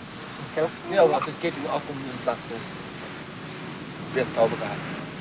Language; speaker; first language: German; non-native, local second language; Romany